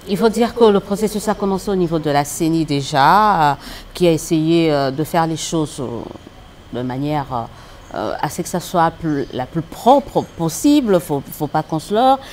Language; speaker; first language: French; non-native, local second language; Lingala